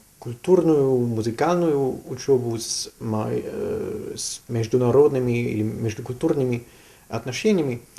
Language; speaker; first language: Russian; non-native, learner; German